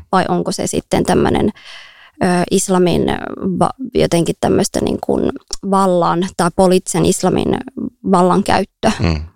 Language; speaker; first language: Finnish; early bilingual, other home language; Somali